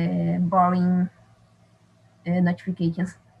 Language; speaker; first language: English; non-native, learner; Portuguese